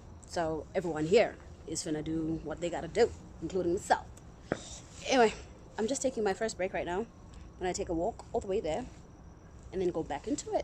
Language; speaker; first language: English; non-native, local second language; Zulu